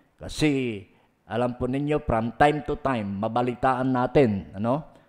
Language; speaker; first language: Filipino; non-native, local second language; Pangasinan